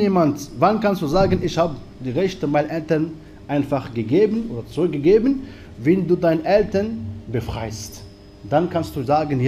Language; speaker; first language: German; non-native, fluent; Arabic